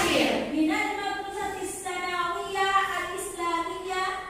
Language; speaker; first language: Arabic; non-native, fluent; Indonesian